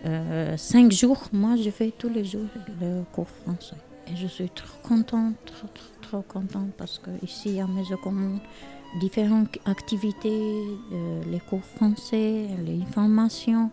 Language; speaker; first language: French; non-native, learner; Albanian